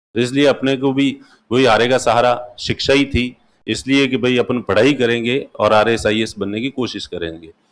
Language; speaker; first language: Hindi; non-native, local second language; Marwari